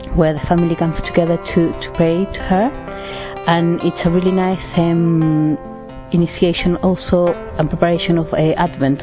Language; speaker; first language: English; non-native, fluent; Spanish